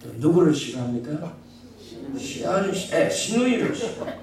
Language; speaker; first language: Korean; native; Korean